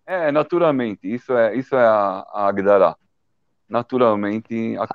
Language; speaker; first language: Portuguese; early bilingual, heritage; Portuguese